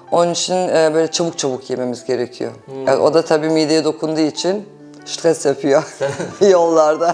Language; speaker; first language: Turkish; early bilingual, heritage; Turkish